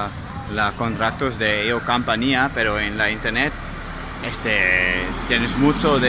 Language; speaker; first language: Spanish; non-native, learner; German